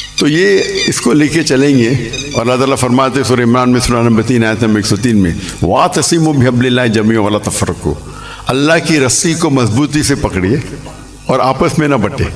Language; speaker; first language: Urdu; non-native, local second language; Konkani